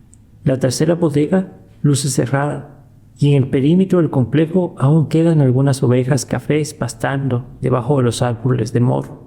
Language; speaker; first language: Spanish; native; Spanish